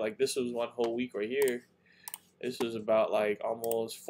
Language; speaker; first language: English; native; English